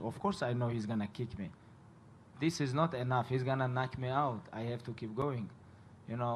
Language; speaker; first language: English; non-native, fluent; Russian